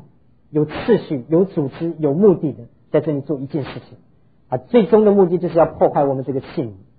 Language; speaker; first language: Chinese; native; Chinese